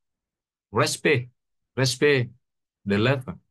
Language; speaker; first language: French; non-native, fluent; Vietnamese